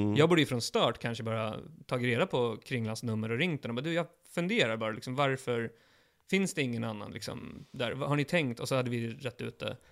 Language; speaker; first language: Swedish; early bilingual, other home language; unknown